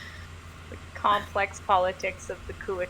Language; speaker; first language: English; native; English